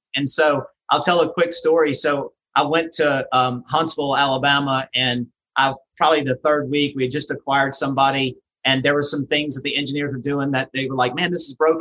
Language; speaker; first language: English; native; English